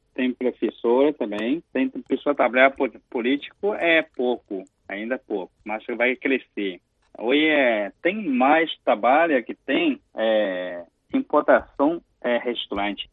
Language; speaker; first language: Portuguese; non-native, learner; Chinese